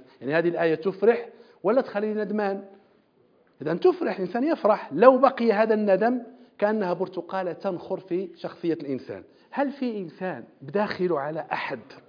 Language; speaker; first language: Arabic; native; Arabic